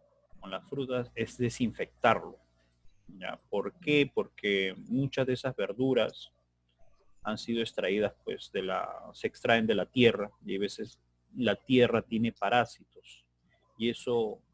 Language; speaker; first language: Spanish; native; Spanish